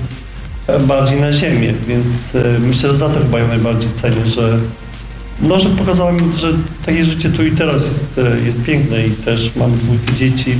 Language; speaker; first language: Polish; native; Polish